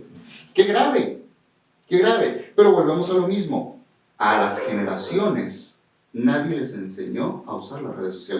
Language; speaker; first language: Spanish; native; Spanish